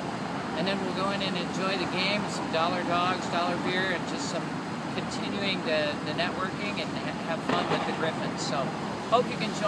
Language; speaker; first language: English; native; English